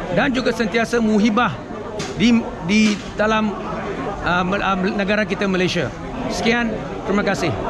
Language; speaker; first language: Malay; non-native, local second language; Chinese